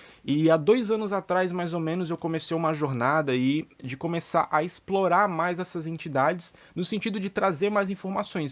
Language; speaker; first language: Portuguese; native; Portuguese